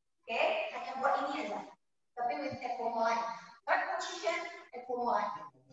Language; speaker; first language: English; non-native, fluent; Indonesian